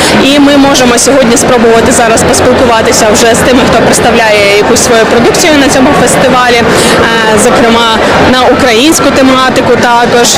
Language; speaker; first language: Ukrainian; native; Ukrainian